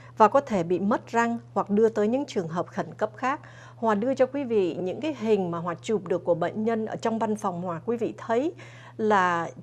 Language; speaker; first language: Vietnamese; early bilingual, other home language; English